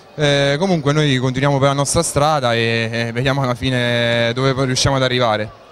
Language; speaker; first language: Italian; native; Italian